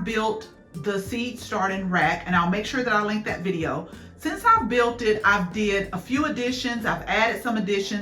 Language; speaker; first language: English; native; English